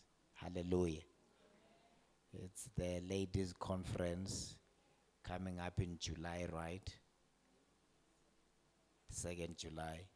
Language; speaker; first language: English; non-native, local second language; Xhosa